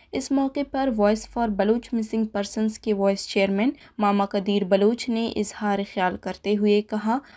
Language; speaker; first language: Urdu; non-native, local second language; Baluchi